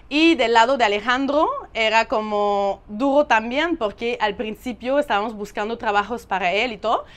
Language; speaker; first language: Spanish; non-native, fluent; French